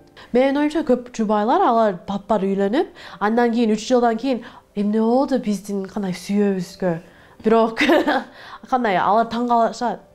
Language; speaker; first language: Kyrgyz; non-native, learner; Korean